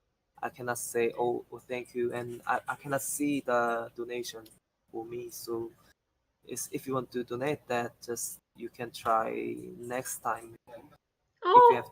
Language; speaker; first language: English; non-native, learner; Korean